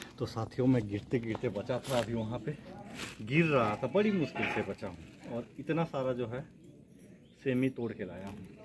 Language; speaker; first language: Hindi; native; Hindi